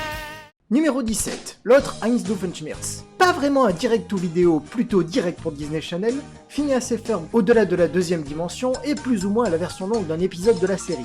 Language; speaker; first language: French; native; French